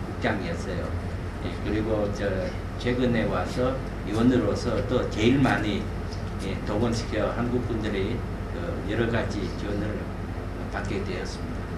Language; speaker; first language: Korean; non-native, fluent; Lao